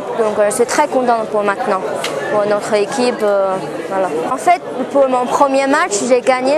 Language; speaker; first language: French; non-native, learner; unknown